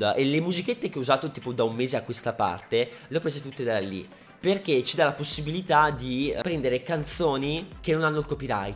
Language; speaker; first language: Italian; native; Italian